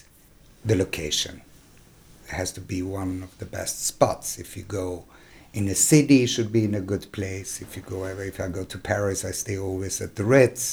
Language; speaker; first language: English; non-native, fluent; German